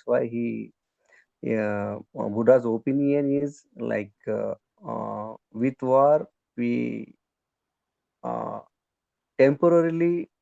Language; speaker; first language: English; non-native, learner; Kannada